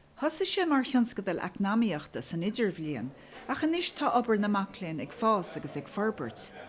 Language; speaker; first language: Irish; non-native, local second language; English